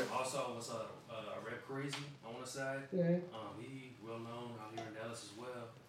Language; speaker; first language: English; native; English